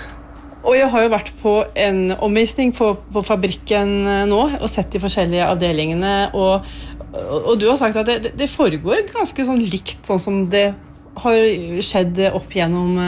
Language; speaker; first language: Norwegian; native; Norwegian